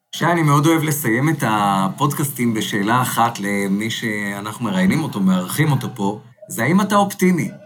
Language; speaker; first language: Hebrew; native; Hebrew